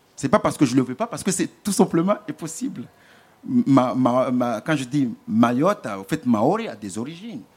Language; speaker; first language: French; non-native, local second language; Comorian